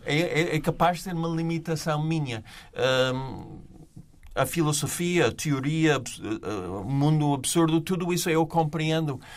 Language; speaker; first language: Portuguese; non-native, fluent; English